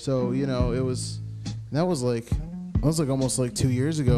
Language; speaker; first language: English; native; English